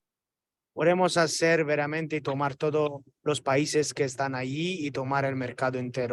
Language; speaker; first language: Spanish; non-native, learner; Italian